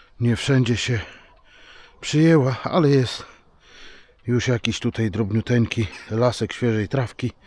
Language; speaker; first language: Polish; native; Polish